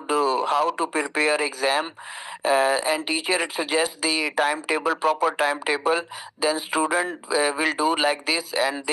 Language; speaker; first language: English; non-native, learner; Urdu